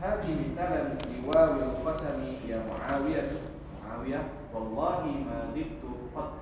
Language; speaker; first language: Arabic; non-native, learner; Indonesian